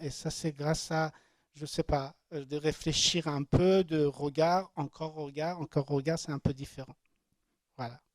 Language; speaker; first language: French; non-native, learner; Persian